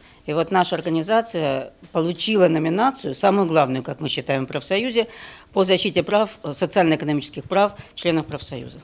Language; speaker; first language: Russian; native; Russian